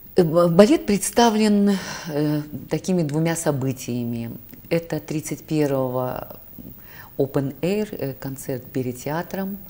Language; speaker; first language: Russian; native; Russian